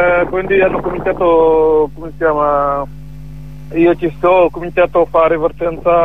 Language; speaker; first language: Italian; non-native, learner; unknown